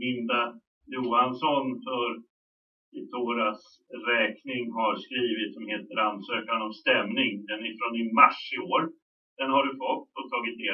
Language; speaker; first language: Swedish; native; Swedish